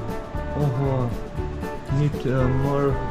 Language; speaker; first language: English; non-native, learner; Russian